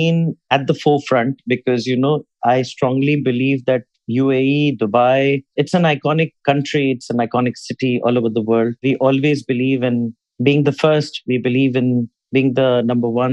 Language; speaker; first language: English; non-native, local second language; Urdu